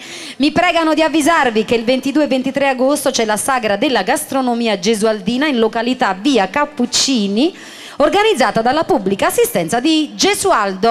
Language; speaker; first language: Italian; native; Italian